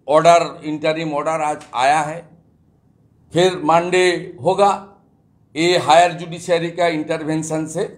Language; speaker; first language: Hindi; non-native, local second language; Bangla